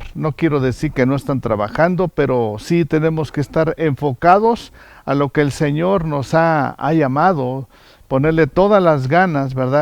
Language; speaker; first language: Spanish; native; Spanish